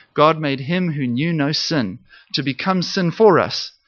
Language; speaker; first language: English; native; English